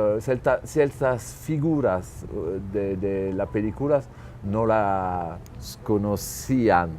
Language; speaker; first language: Spanish; non-native, learner; French